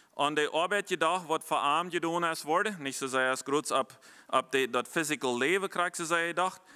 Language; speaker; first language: German; non-native, fluent; Plautdietsch